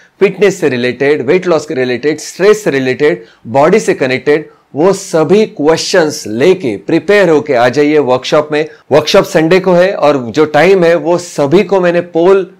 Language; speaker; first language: Hindi; non-native, local second language; Marathi